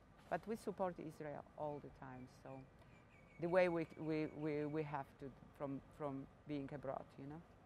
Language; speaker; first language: English; non-native, fluent; Polish